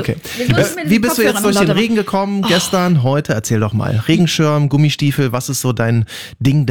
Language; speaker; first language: German; native; German